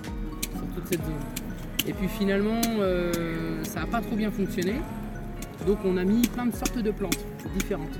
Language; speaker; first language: French; native; French